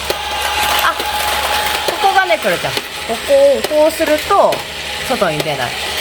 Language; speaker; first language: Japanese; native; Japanese